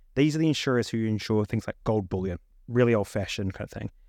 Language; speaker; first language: English; native; English